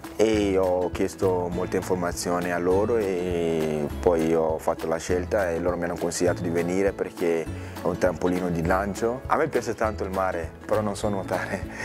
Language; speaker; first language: Italian; early bilingual, other home language; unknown